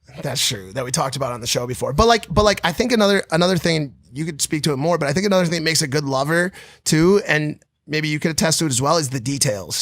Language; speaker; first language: English; native; English